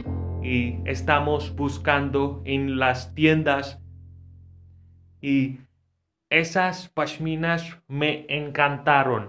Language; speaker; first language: Spanish; non-native, fluent; Hindi